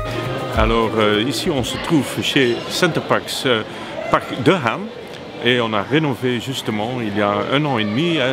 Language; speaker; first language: French; non-native, local second language; Dutch